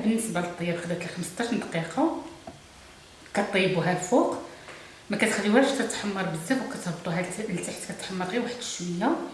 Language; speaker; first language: Arabic; native; Arabic